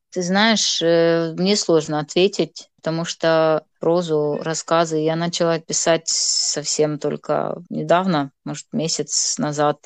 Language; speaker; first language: Russian; non-native, local second language; Gagauz